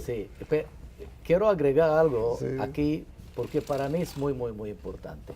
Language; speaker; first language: Spanish; non-native, fluent; Hebrew